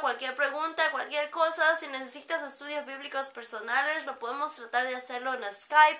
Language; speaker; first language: Spanish; early bilingual, heritage; Spanish